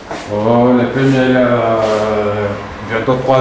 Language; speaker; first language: French; native; French